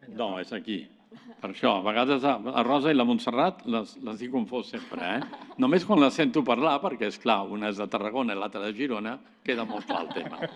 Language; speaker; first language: Catalan; native; Catalan